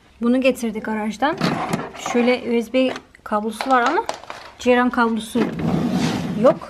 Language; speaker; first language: Turkish; early bilingual, heritage; Turkish